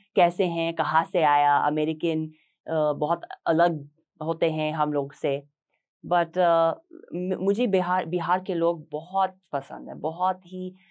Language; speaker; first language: Hindi; non-native, fluent; English